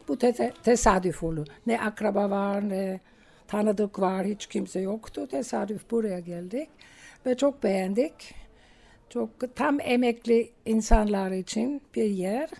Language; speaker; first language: Turkish; non-native, fluent; German